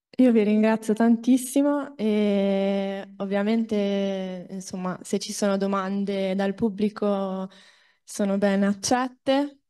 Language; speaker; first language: Italian; native; Italian